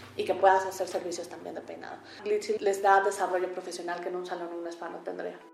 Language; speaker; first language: Spanish; native; Spanish